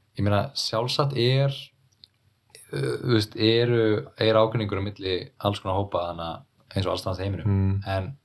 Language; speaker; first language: Icelandic; native; Icelandic